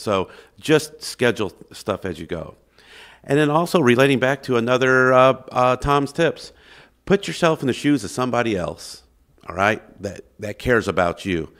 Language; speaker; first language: English; native; English